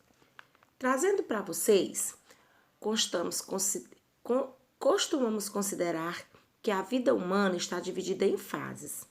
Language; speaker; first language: Portuguese; native; Portuguese